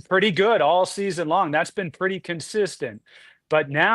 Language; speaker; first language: English; native; English